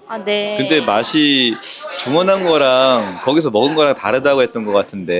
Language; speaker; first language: Korean; native; Korean